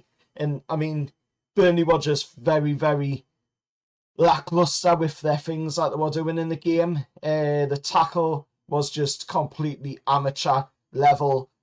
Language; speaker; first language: English; native; English